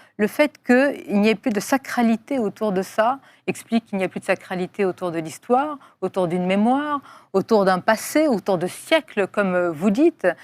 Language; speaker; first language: French; non-native, local second language; Arabic